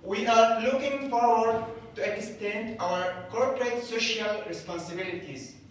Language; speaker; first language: English; non-native, fluent; Persian